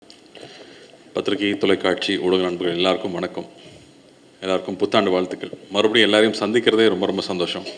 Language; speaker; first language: Tamil; native; Tamil